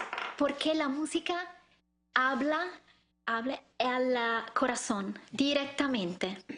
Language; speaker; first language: Spanish; non-native, fluent; Italian